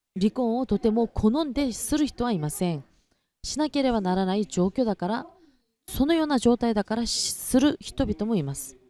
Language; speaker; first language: Japanese; non-native, fluent; Korean